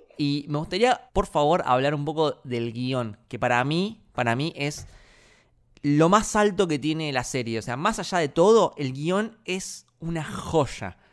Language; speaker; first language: Spanish; native; Spanish